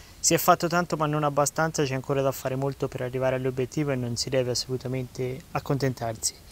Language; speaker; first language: Italian; native; Italian